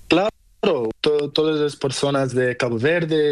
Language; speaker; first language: Spanish; non-native, learner; Portuguese